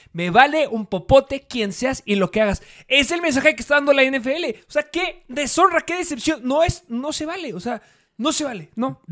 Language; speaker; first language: Spanish; native; Spanish